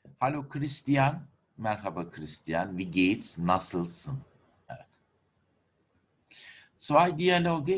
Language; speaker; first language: German; non-native, fluent; Turkish